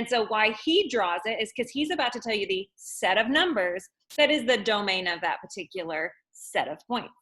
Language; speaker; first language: English; native; English